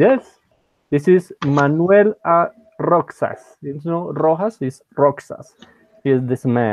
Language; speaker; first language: English; non-native, learner; Spanish